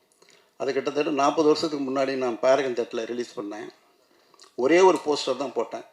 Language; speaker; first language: Tamil; native; Tamil